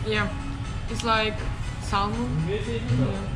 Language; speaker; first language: English; non-native, learner; Ukrainian